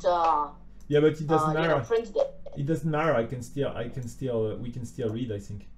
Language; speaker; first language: English; non-native, fluent; French